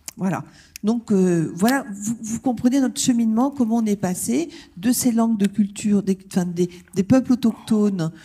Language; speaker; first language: French; native; French